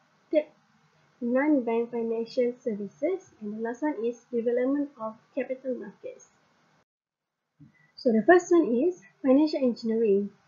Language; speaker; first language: English; non-native, local second language; Malay